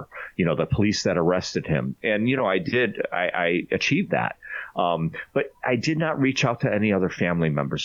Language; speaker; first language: English; native; English